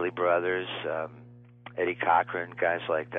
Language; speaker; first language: English; native; English